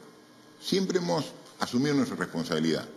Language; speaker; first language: Spanish; native; Spanish